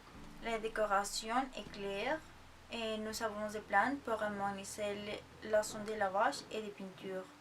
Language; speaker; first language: French; non-native, learner; Spanish